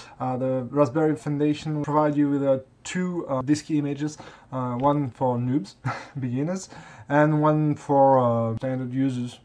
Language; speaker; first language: English; non-native, fluent; French